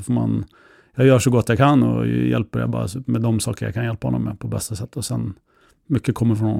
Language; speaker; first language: Swedish; native; Swedish